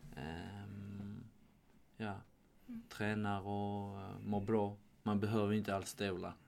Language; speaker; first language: Swedish; non-native, fluent; Georgian